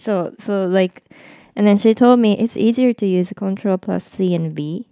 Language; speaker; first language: English; non-native, fluent; Japanese